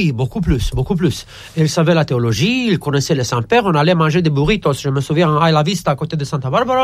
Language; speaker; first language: French; non-native, fluent; Romanian